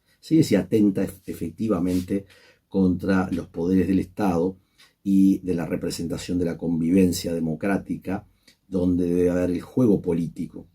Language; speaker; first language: Spanish; native; Spanish